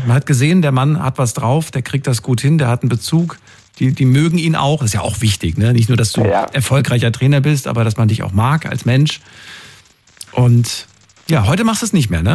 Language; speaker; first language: German; native; German